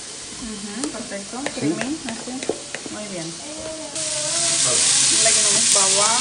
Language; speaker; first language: Spanish; non-native, learner; Indonesian